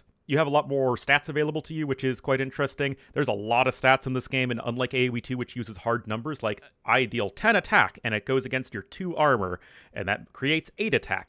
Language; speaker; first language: English; native; English